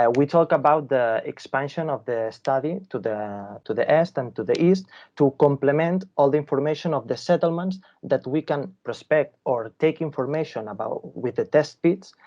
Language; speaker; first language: English; non-native, fluent; Catalan